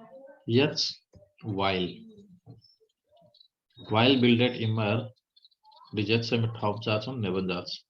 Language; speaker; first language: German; non-native, learner; Hindi